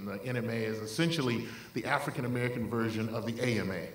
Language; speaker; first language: English; native; English